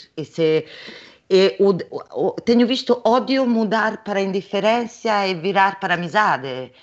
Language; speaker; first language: Portuguese; non-native, fluent; Italian